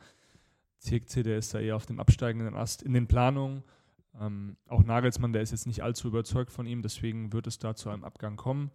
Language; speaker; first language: German; native; German